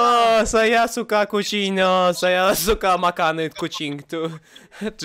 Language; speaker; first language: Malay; non-native, learner; Russian